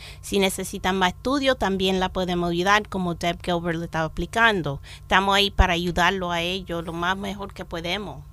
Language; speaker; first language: Spanish; native; Spanish